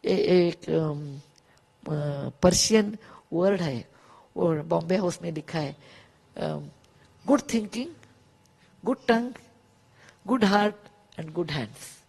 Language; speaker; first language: Hindi; non-native, local second language; Kannada